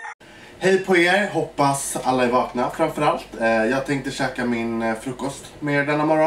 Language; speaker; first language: Swedish; early bilingual, other home language; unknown